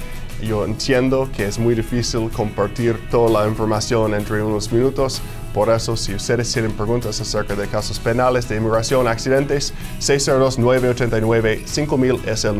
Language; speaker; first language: Spanish; non-native, fluent; English